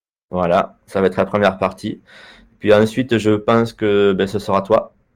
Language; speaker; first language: French; native; French